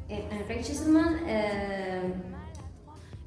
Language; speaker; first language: French; non-native, learner; Spanish